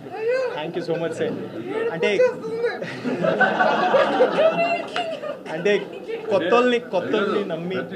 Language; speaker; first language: Telugu; native; Telugu